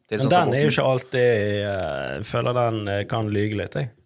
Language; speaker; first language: Norwegian; native; Norwegian